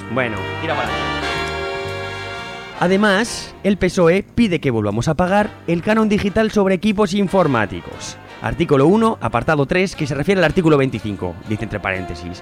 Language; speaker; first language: Spanish; native; Spanish